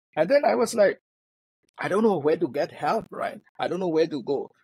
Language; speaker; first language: English; non-native, fluent; Burmese